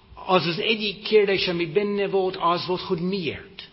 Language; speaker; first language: Hungarian; non-native, fluent; English